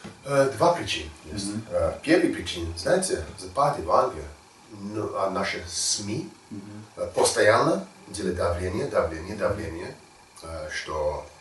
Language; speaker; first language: Russian; non-native, learner; English